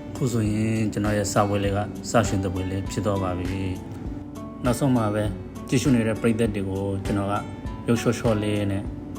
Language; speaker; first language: Burmese; native; Burmese